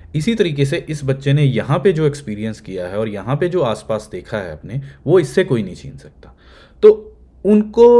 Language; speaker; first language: Hindi; native; Hindi